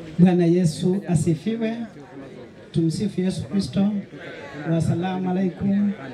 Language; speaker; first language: Swahili; native; Swahili